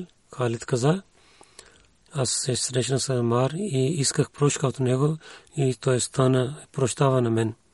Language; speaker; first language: Bulgarian; non-native, learner; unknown